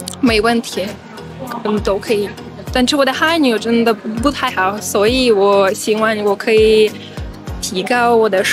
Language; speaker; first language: Chinese; non-native, learner; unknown